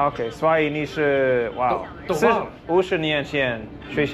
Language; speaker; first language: Chinese; non-native, learner; English